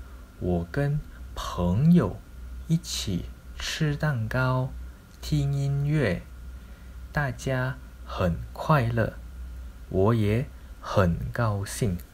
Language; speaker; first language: Chinese; non-native, local second language; Malay